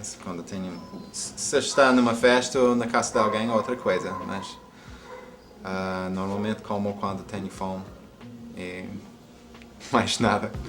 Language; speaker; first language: Portuguese; non-native, fluent; English